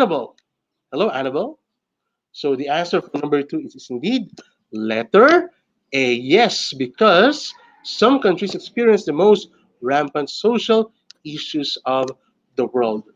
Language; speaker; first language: English; non-native, local second language; Filipino